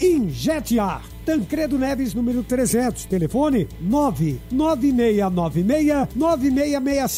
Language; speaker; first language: Portuguese; native; Portuguese